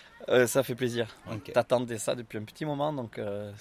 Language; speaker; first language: French; native; French